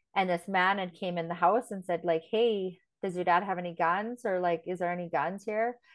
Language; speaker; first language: English; native; English